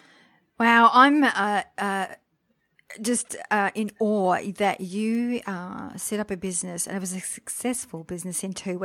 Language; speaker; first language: English; native; English